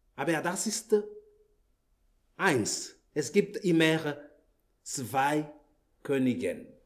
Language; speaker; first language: German; non-native, learner; Malagasy